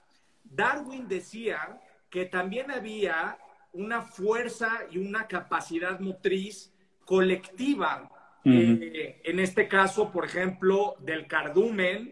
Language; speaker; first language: Spanish; native; Spanish